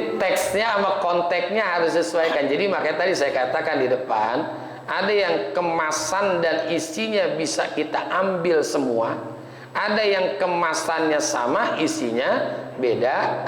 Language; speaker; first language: Indonesian; native; Indonesian